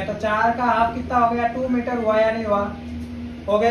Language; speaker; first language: Hindi; native; Hindi